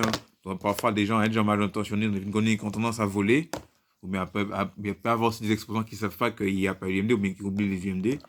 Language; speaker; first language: French; native; French